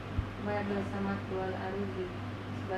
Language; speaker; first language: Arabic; non-native, learner; Indonesian